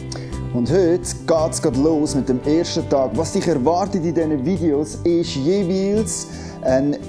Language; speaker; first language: German; native; German